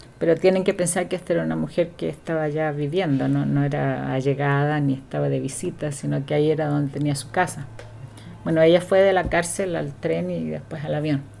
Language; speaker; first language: Spanish; native; Spanish